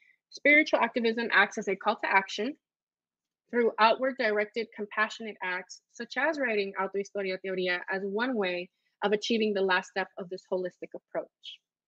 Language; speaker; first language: English; early bilingual, other home language; Spanish